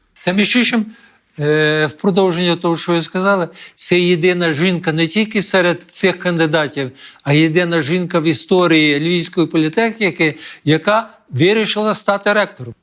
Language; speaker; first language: Ukrainian; native; Ukrainian